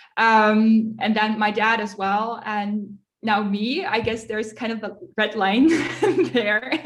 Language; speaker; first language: English; early bilingual, other home language; Dutch